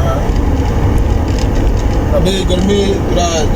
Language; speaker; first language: Hindi; non-native, learner; Bangla